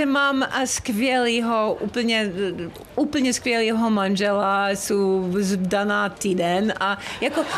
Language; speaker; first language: Czech; early bilingual, heritage; Czech